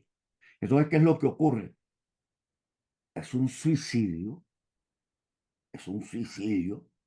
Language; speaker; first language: Spanish; native; Spanish